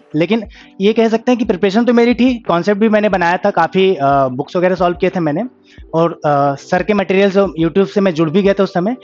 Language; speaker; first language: Hindi; native; Hindi